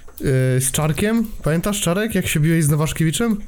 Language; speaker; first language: Polish; native; Polish